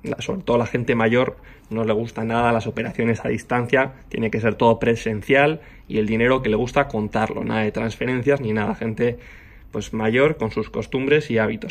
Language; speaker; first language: Spanish; native; Spanish